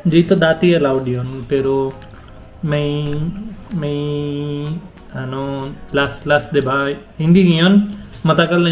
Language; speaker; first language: Filipino; non-native, learner; Punjabi